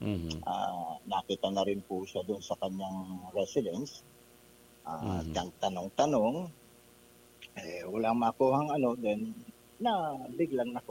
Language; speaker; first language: English; non-native, local second language; Bikol